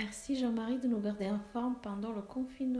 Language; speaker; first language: French; native; French